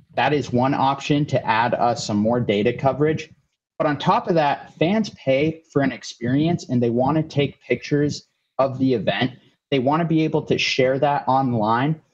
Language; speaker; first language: English; native; English